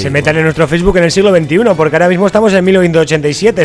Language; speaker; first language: Spanish; native; Spanish